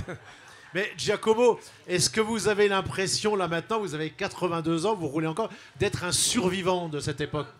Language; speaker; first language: French; native; French